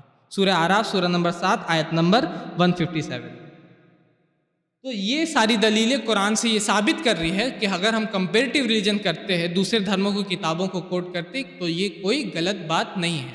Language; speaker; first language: Urdu; native; Urdu